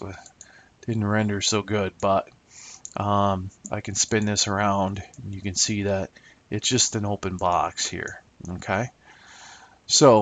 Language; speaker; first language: English; native; English